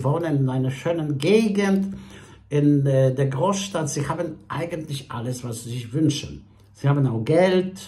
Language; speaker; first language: German; non-native, fluent; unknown